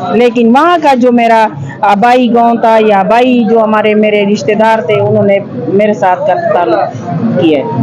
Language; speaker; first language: Urdu; non-native, local second language; Pashto